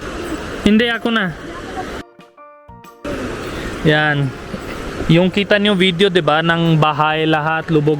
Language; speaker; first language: Filipino; non-native, learner; Punjabi